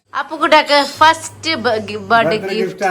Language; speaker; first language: Malayalam; non-native, learner; Nepali